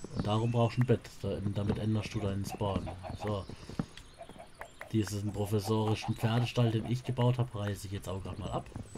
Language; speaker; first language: German; native; German